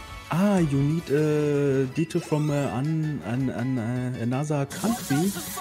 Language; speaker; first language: English; non-native, learner; German